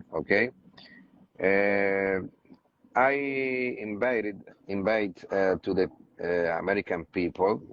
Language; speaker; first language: English; non-native, learner; Spanish